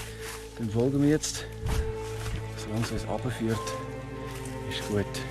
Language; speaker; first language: German; native; German